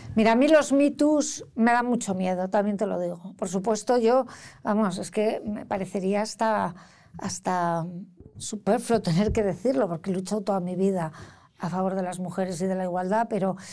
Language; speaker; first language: Spanish; native; Spanish